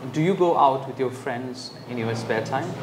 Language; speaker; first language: English; non-native, fluent; Bangla